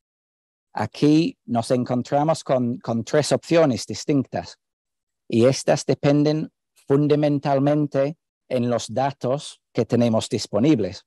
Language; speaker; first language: Spanish; non-native, fluent; English